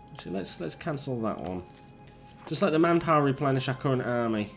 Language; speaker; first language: English; native; English